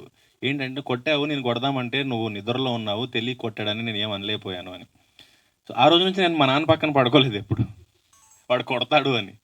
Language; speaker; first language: Telugu; native; Telugu